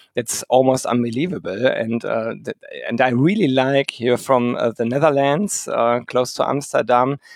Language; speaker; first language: English; non-native, fluent; German